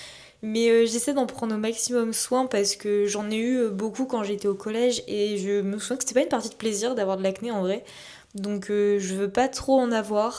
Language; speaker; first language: French; native; French